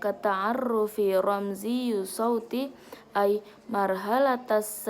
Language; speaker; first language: Arabic; non-native, learner; Indonesian